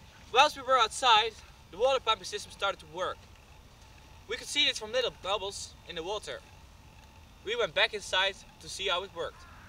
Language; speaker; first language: English; non-native, fluent; Dutch